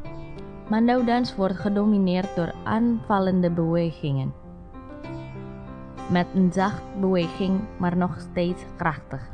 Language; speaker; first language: Dutch; non-native, fluent; Indonesian